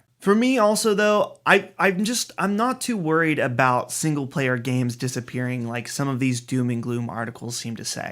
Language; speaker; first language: English; native; English